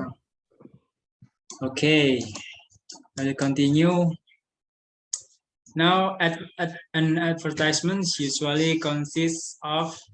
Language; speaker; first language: English; non-native, learner; Indonesian